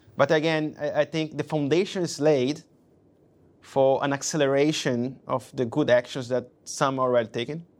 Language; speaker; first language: English; non-native, fluent; Portuguese